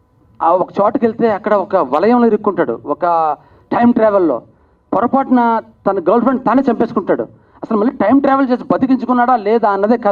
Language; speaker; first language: Telugu; native; Telugu